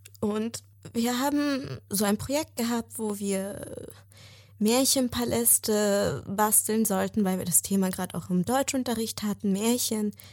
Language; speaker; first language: German; early bilingual, other home language; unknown